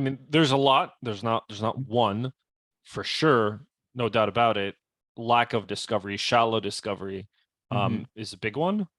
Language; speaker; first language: English; native; English